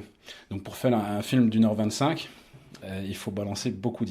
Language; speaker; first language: French; native; French